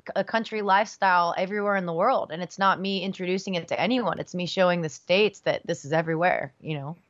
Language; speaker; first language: English; early bilingual, other home language; Spanish